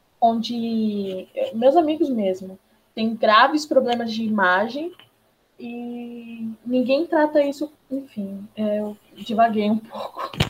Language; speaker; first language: Portuguese; native; Portuguese